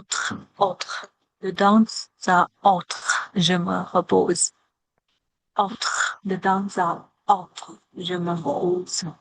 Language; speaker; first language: French; non-native, learner; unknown